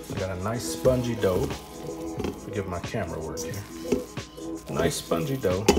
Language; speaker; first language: English; native; English